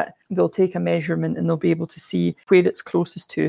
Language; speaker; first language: English; native; English